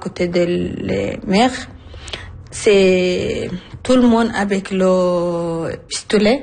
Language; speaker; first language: French; non-native, learner; Arabic